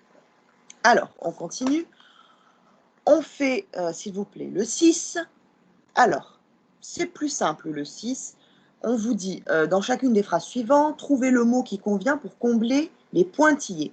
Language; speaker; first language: French; non-native, local second language; Arabic